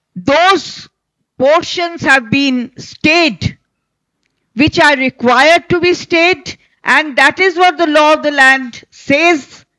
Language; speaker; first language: English; non-native, local second language; Bangla